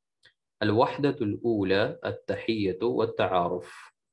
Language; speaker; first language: Arabic; non-native, fluent; Urdu